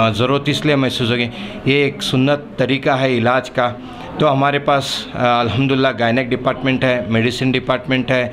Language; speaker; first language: Hindi; non-native, local second language; Urdu